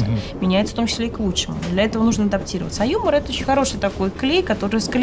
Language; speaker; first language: Russian; native; Russian